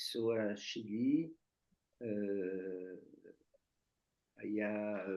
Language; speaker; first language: Hebrew; non-native, learner; French